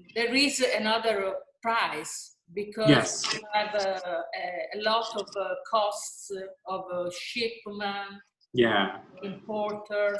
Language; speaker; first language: English; non-native, learner; Italian